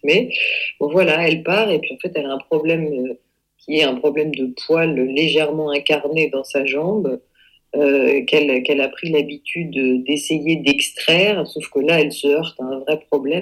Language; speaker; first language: French; native; French